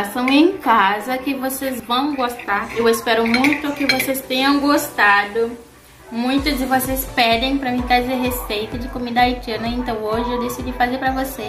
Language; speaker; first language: Portuguese; non-native, fluent; Haitian Creole